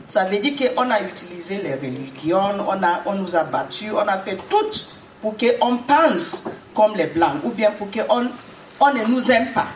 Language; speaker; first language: French; non-native, learner; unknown